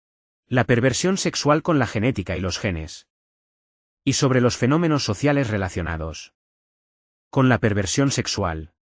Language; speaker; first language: Spanish; non-native, fluent; Arabic